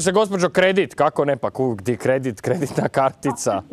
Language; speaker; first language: Croatian; native; Croatian